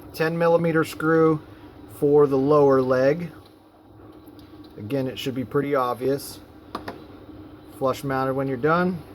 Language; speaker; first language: English; native; English